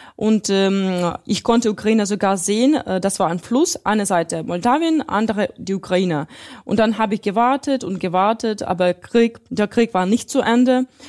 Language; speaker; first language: German; non-native, fluent; Russian